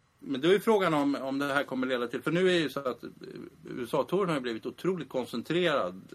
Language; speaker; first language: Swedish; native; Swedish